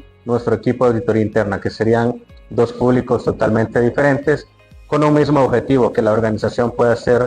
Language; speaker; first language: Spanish; native; Spanish